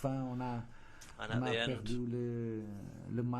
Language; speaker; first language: French; non-native, fluent; Portuguese